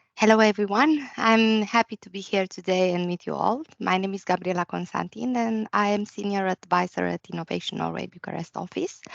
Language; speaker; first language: English; non-native, fluent; Romanian